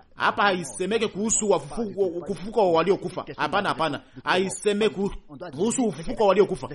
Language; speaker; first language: Swahili; native; Swahili